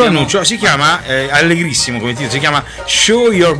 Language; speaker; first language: Italian; native; Italian